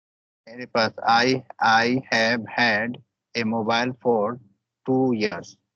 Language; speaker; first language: English; non-native, learner; Hindi